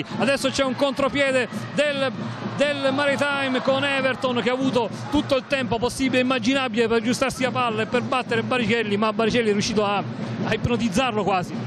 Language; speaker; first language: Italian; native; Italian